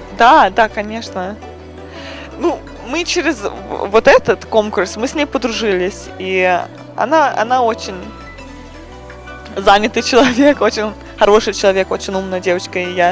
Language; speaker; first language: Russian; early bilingual, other home language; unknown